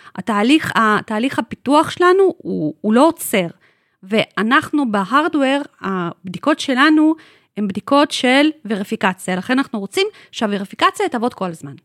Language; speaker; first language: Hebrew; non-native, fluent; Russian